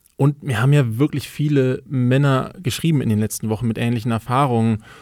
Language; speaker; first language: German; native; German